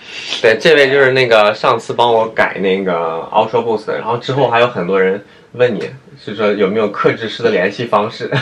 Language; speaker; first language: Chinese; native; Chinese